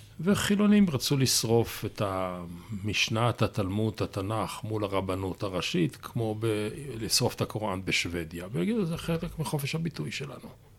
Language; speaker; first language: Hebrew; native; Hebrew